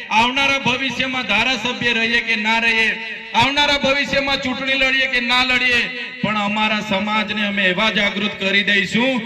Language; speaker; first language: Gujarati; non-native, local second language; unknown